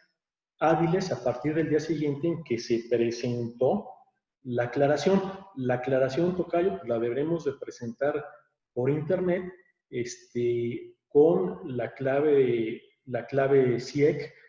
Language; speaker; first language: Spanish; native; Spanish